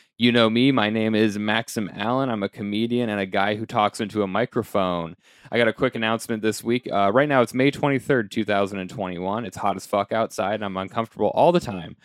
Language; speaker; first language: English; native; English